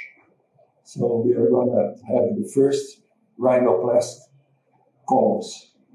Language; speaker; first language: English; non-native, learner; Portuguese